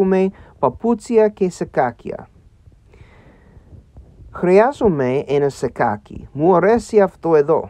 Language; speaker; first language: Greek; non-native, learner; English